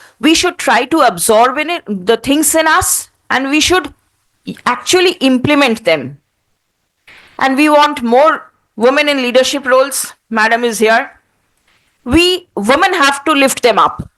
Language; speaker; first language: English; non-native, local second language; Bangla